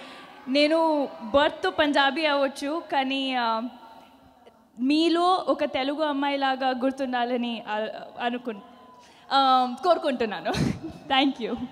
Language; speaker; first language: Telugu; non-native, fluent; Punjabi